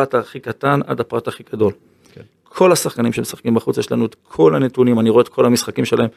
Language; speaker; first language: Hebrew; native; Hebrew